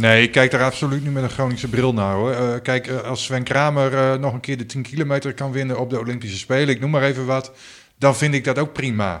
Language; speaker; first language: Dutch; native; Dutch